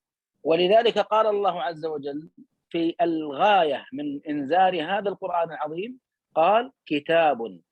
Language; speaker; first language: Arabic; native; Arabic